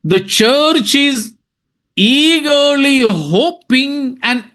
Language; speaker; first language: English; non-native, local second language; Malayalam